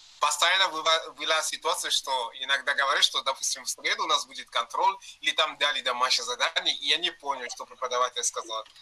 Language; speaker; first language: Russian; non-native, learner; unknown